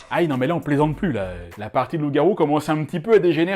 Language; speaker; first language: French; native; French